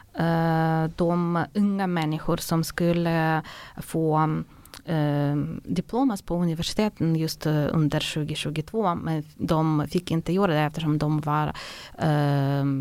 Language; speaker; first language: Swedish; non-native, fluent; Ukrainian